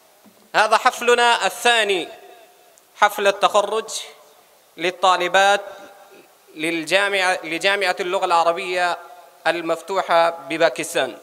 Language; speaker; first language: Arabic; non-native, fluent; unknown